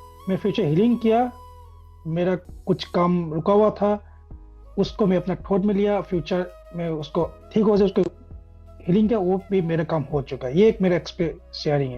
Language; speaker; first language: Hindi; non-native, local second language; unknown